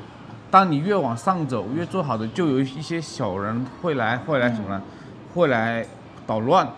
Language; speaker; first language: Chinese; native; Chinese